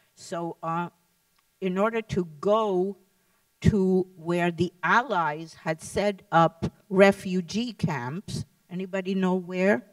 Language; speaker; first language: English; early bilingual, other home language; Lithuanian